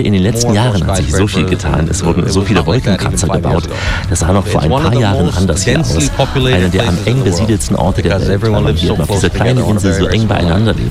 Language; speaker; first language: German; native; German